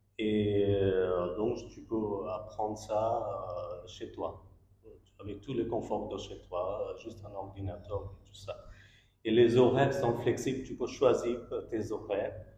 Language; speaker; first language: French; non-native, learner; Bangla